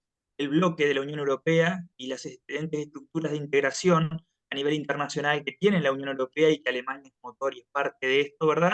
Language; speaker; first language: Spanish; native; Spanish